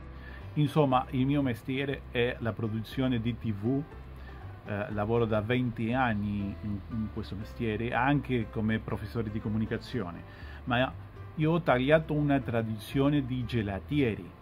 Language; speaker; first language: Italian; non-native, fluent; Spanish